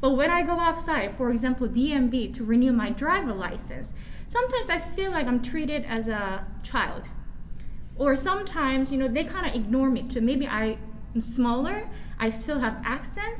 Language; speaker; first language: English; non-native, fluent; Korean